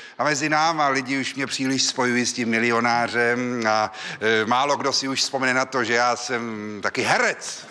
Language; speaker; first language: Czech; native; Czech